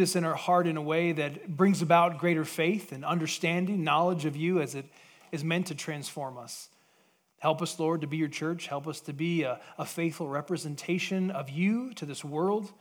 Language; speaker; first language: English; native; English